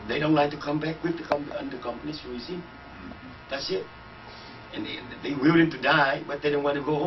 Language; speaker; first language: English; non-native, learner; Vietnamese